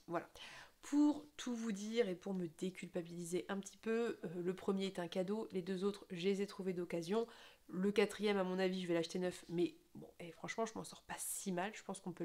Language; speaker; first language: French; native; French